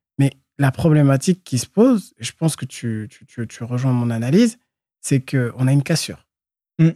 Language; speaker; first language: French; native; French